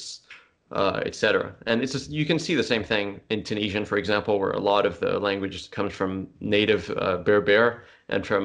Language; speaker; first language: English; non-native, fluent; French